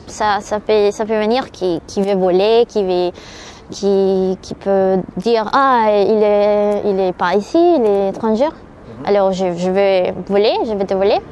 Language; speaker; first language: French; non-native, learner; Spanish